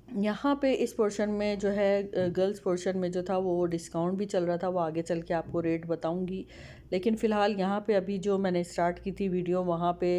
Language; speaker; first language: Urdu; native; Urdu